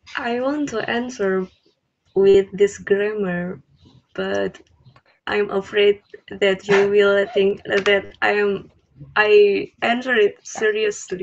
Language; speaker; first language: English; non-native, learner; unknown